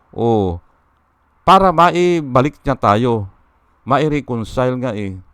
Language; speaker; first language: Filipino; native; Filipino